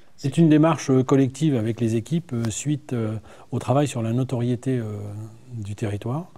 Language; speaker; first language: French; native; French